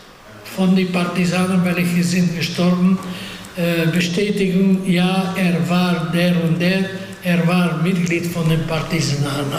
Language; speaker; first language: German; non-native, fluent; Hungarian